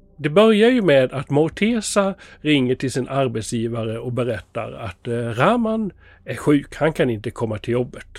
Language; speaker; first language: Swedish; native; Swedish